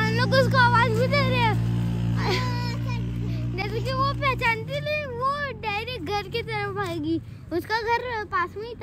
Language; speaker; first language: Hindi; native; Hindi